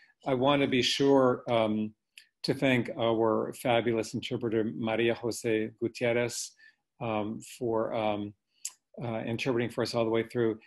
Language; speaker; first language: English; native; English